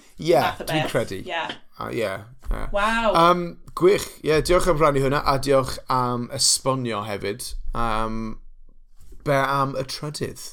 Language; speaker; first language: Welsh; non-native, local second language; English